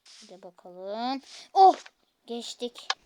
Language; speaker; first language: Turkish; native; Turkish